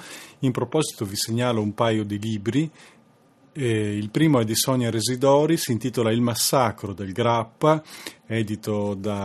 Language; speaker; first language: Italian; native; Italian